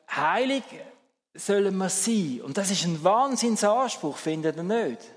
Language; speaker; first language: German; native; German